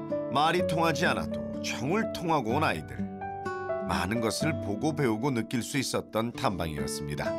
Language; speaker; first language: Korean; native; Korean